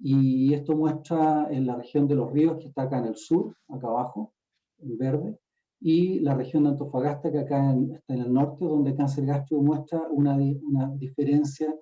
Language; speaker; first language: Spanish; native; Spanish